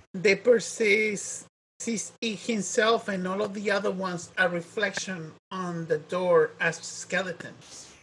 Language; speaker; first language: English; non-native, fluent; Spanish